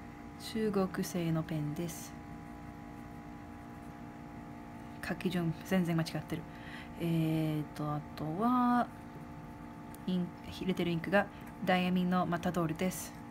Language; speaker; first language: Japanese; non-native, fluent; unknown